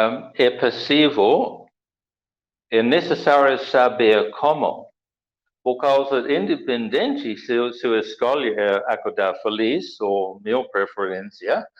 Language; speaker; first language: Portuguese; non-native, learner; English